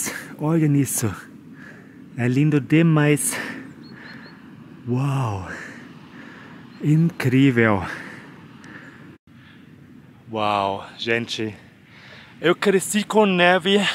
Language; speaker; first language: Portuguese; non-native, fluent; German